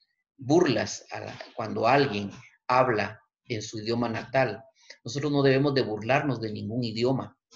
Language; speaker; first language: Spanish; native; Spanish